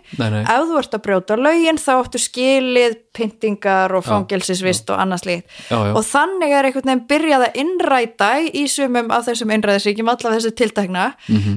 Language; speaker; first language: Icelandic; native; Icelandic